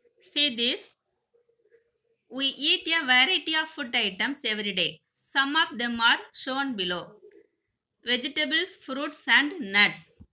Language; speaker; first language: English; non-native, local second language; Tamil